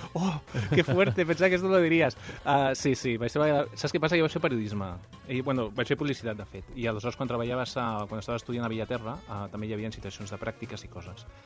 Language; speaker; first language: Catalan; non-native, local second language; Spanish